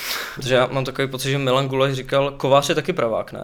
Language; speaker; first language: Czech; native; Czech